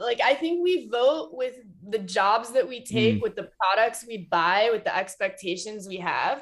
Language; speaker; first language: English; native; English